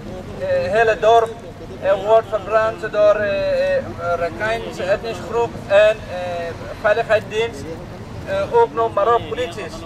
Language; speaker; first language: Dutch; non-native, fluent; Rohingya